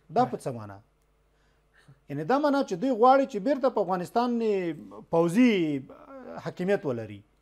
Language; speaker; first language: Pashto; native; Pashto